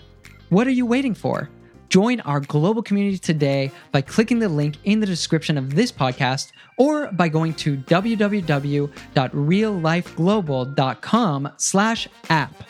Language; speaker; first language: English; native; English